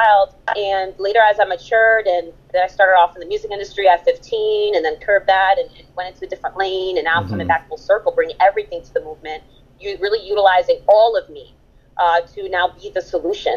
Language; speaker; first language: English; early bilingual, other home language; German